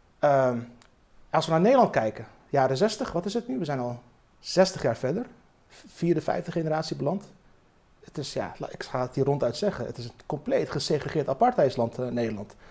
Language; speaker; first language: Dutch; early bilingual, other home language; Turkish